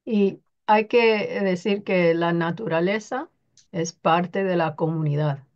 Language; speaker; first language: Spanish; early bilingual, other home language; English